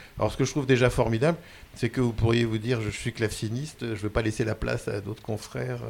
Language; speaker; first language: French; native; French